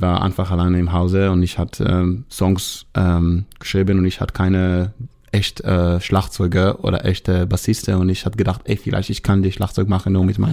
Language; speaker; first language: German; non-native, learner; Hebrew